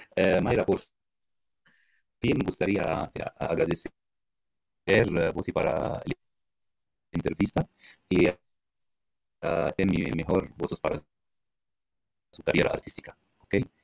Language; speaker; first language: Portuguese; non-native, learner; Arabic